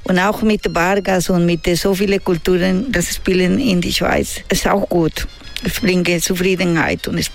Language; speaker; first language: German; non-native, learner; Spanish